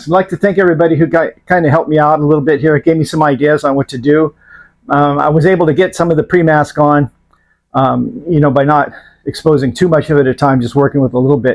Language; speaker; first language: English; native; English